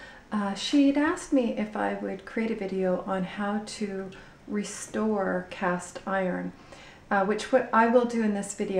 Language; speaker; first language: English; native; English